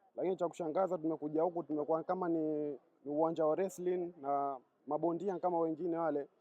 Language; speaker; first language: Swahili; native; Swahili